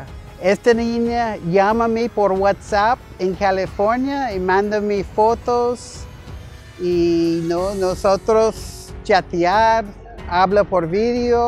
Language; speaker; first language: Spanish; non-native, learner; English